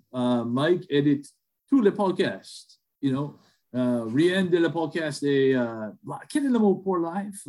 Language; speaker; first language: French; non-native, learner; English